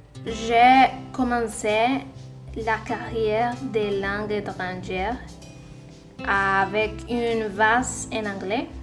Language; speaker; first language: French; non-native, learner; Spanish